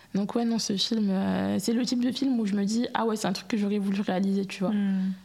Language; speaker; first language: French; native; French